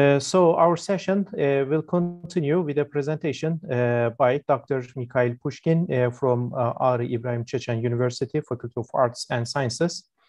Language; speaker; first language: English; non-native, fluent; Turkish